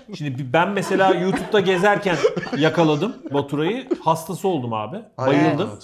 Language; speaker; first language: Turkish; native; Turkish